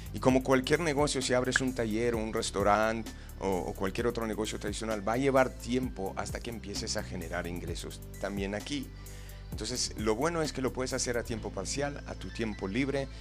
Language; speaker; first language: Spanish; non-native, fluent; English